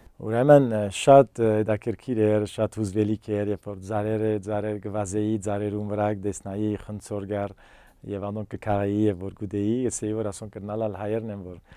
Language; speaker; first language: Armenian; early bilingual, heritage; Armenian